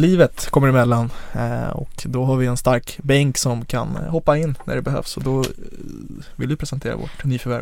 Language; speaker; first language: Swedish; native; Swedish